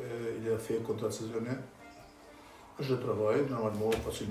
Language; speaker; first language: French; non-native, learner; Albanian